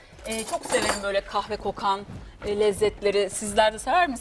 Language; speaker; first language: Turkish; native; Turkish